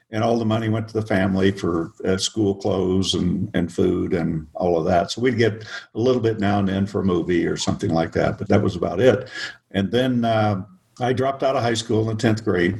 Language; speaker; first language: English; native; English